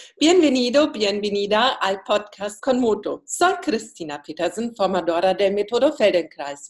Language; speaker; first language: Spanish; non-native, fluent; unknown